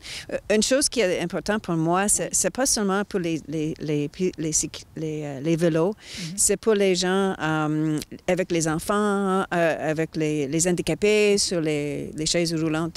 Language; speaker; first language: French; non-native, local second language; English